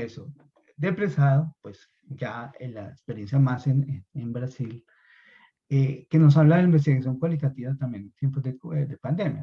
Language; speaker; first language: Spanish; native; Spanish